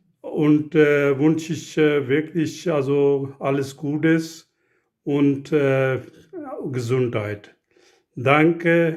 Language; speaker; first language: German; non-native, learner; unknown